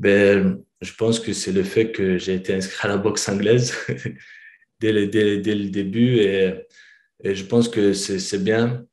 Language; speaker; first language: French; early bilingual, other home language; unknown